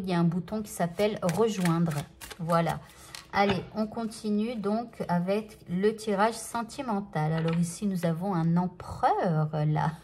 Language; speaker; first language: French; native; French